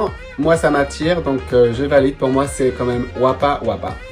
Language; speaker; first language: French; non-native, fluent; Spanish